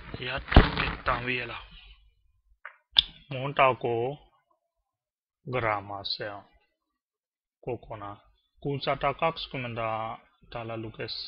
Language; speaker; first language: Finnish; non-native, learner; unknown